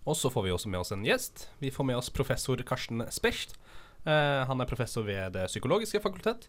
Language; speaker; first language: Norwegian; native; Norwegian